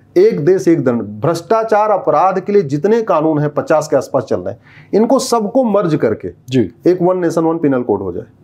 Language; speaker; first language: Hindi; native; Hindi